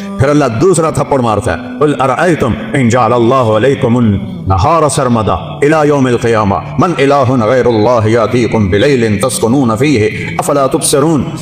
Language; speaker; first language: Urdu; non-native, local second language; Punjabi